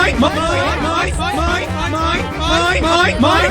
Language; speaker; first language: Thai; native; Thai